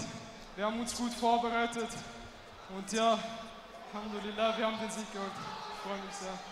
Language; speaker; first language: German; early bilingual, other home language; Arabic